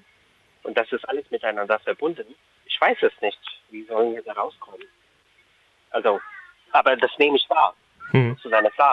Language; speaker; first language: German; non-native, fluent; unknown